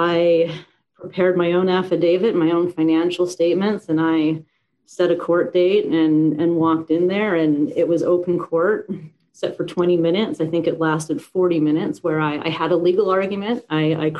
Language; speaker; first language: English; native; English